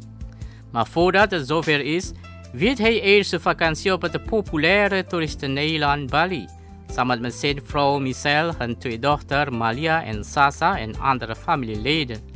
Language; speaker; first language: Dutch; non-native, learner; Indonesian